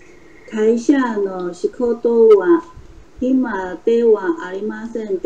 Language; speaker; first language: Japanese; non-native, learner; Chinese